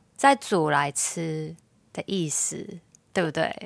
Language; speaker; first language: Chinese; non-native, local second language; Cantonese